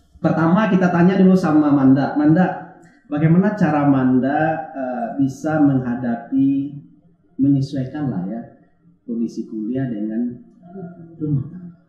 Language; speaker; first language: Indonesian; non-native, local second language; Minangkabau